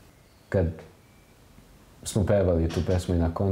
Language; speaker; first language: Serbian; early bilingual, heritage; German